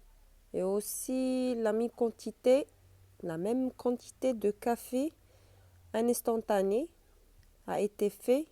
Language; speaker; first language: French; non-native, learner; Arabic